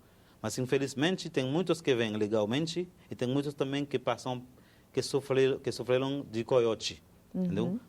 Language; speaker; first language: Portuguese; non-native, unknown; Haitian Creole